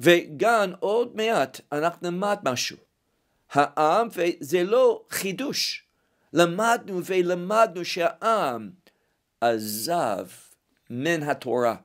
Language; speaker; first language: Hebrew; non-native, fluent; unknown